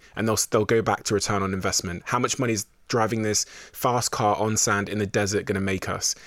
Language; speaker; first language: English; native; English